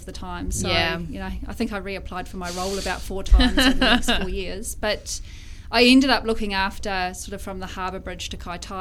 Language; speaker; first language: English; native; English